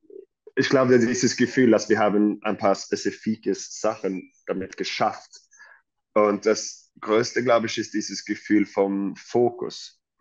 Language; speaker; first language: German; non-native, fluent; Swedish